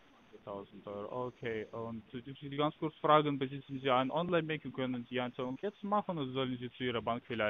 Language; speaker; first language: German; non-native, learner; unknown